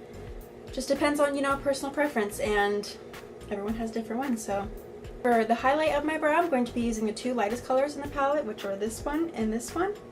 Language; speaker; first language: English; native; English